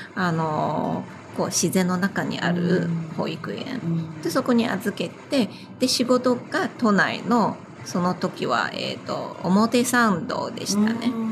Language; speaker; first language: Japanese; non-native, fluent; Chinese